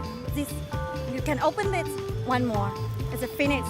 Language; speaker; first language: English; non-native, learner; Vietnamese